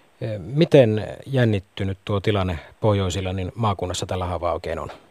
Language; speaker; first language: Finnish; native; Finnish